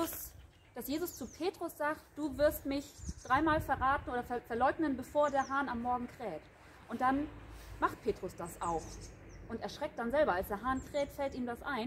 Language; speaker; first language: German; native; German